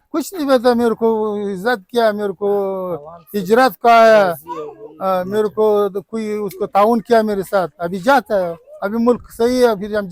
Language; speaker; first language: Hindi; non-native, learner; Pashto